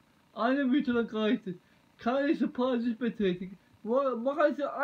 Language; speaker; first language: German; non-native, learner; Turkish